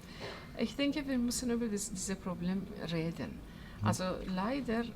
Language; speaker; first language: German; non-native, fluent; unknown